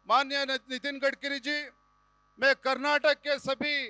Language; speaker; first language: Hindi; non-native, local second language; Kannada